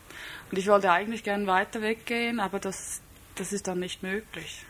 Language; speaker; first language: German; non-native, fluent; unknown